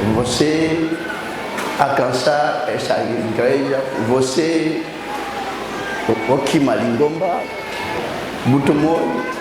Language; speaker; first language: Portuguese; non-native, learner; Lingala